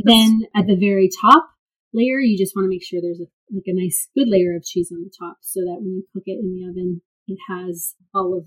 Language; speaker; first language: English; native; English